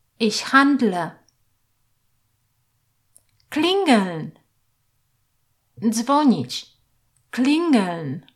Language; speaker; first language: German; non-native, fluent; Polish